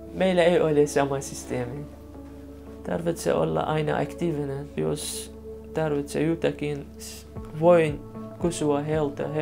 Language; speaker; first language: Finnish; non-native, fluent; Arabic